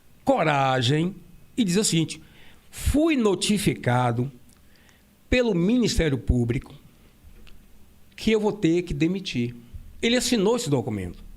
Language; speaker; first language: Portuguese; native; Portuguese